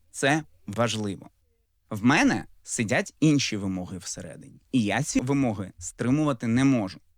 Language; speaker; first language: Ukrainian; non-native, local second language; Russian